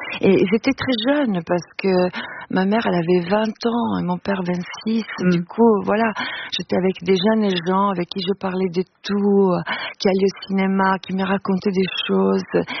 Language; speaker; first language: French; non-native, fluent; Italian